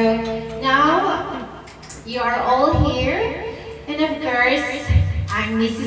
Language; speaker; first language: English; non-native, local second language; Waray